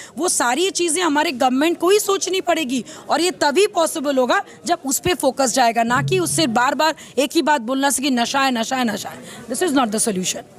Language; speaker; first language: Hindi; native; Hindi